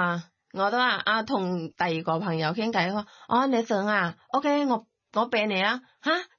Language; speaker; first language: Cantonese; non-native, learner; Thai